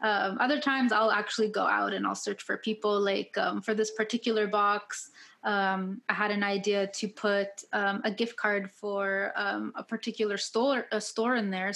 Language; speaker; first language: English; native; English